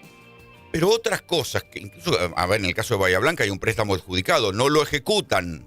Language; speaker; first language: Spanish; native; Spanish